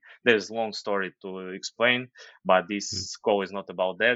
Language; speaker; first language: English; non-native, fluent; Ukrainian